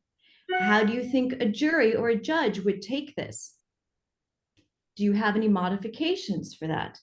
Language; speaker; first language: English; native; English